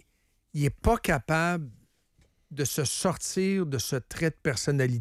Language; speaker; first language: French; native; French